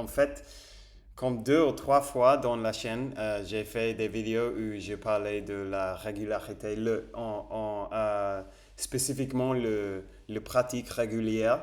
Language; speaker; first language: French; non-native, fluent; Spanish